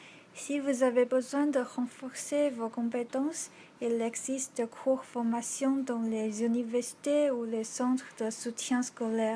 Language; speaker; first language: French; non-native, learner; Chinese